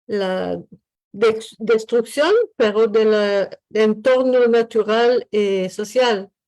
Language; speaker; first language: Spanish; non-native, learner; French